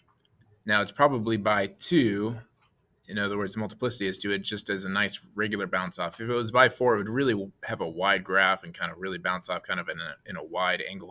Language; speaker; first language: English; native; English